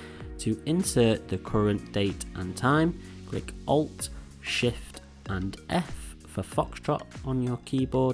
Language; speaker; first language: English; native; English